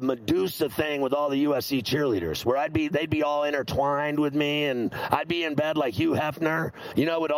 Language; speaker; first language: English; native; English